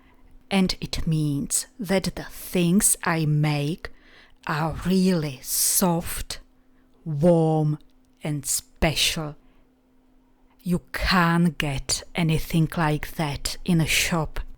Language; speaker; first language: English; non-native, fluent; Czech